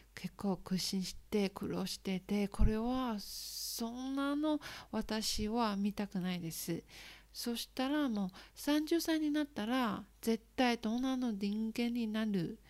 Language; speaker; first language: Japanese; non-native, learner; Chinese